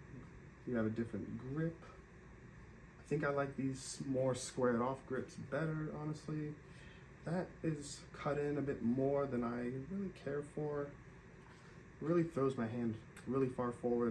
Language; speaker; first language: English; native; English